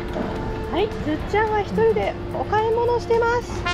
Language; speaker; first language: Japanese; native; Japanese